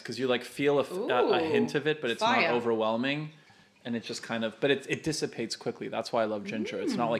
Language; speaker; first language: English; non-native, fluent; Polish